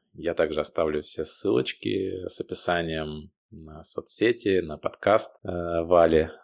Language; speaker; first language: Russian; native; Russian